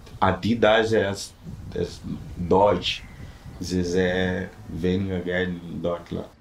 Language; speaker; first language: German; non-native, learner; Portuguese